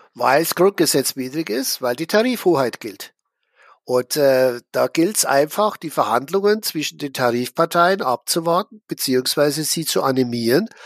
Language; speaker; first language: German; native; German